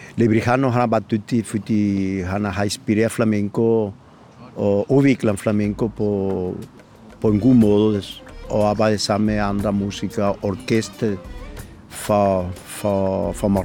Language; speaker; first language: Danish; non-native, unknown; Spanish